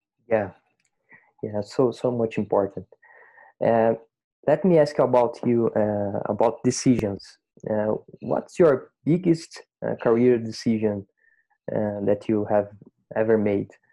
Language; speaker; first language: English; non-native, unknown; Portuguese